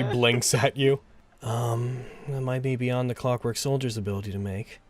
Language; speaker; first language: English; native; English